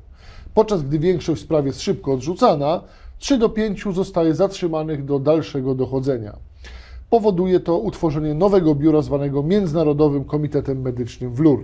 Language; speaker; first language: Polish; native; Polish